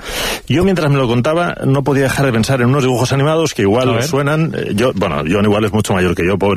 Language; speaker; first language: Spanish; native; Spanish